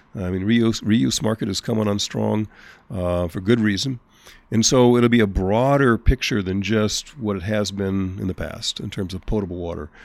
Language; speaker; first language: English; native; English